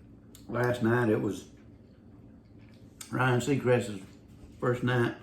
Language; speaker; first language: English; native; English